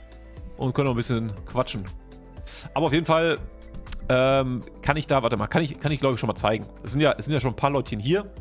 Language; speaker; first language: German; native; German